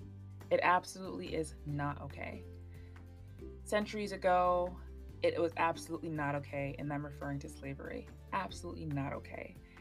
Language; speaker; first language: English; native; English